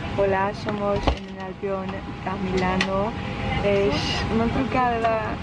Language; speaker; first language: Spanish; non-native, learner; Polish